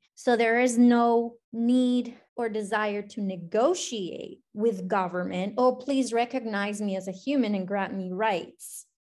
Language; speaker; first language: English; non-native, fluent; Spanish